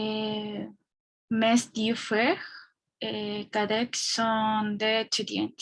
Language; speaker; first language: French; non-native, learner; Spanish